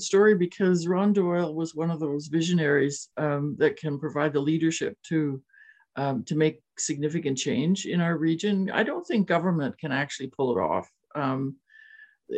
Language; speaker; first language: English; native; English